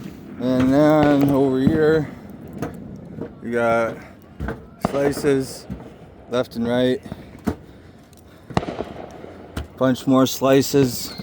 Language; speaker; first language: English; native; English